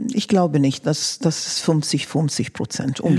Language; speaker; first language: German; non-native, fluent; Arabic